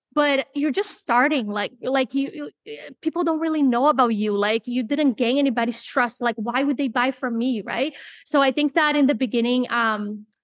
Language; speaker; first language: English; non-native, fluent; Portuguese